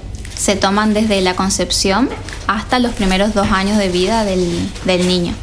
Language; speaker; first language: Spanish; native; Spanish